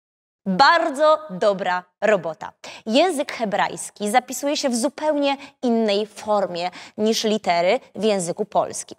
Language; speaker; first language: Polish; native; Polish